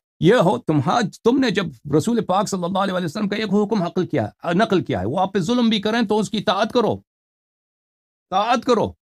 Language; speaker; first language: Urdu; non-native, fluent; Persian